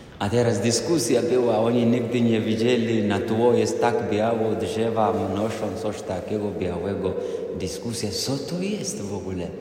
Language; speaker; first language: Polish; non-native, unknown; Amharic